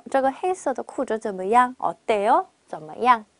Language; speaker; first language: Chinese; non-native, fluent; Korean